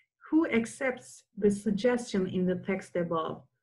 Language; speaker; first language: English; non-native, fluent; Turkish